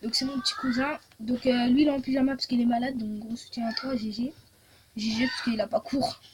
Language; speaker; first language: French; native; French